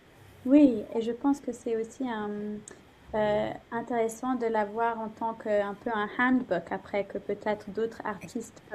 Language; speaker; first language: French; non-native, fluent; English